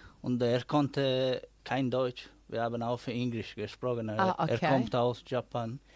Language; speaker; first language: German; non-native, learner; Italian